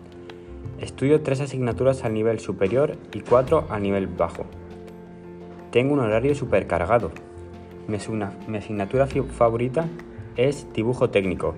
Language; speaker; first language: Spanish; non-native, learner; English